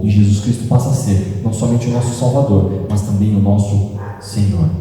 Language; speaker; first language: Portuguese; native; Portuguese